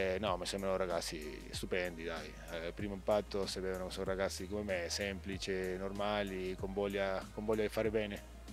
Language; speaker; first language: Italian; non-native, fluent; Spanish